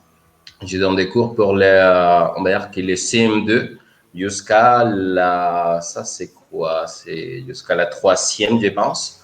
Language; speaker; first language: French; non-native, fluent; Spanish